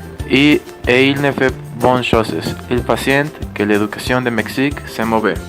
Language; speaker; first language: French; non-native, learner; Spanish